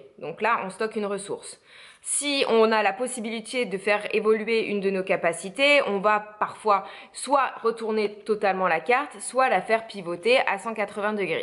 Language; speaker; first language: French; native; French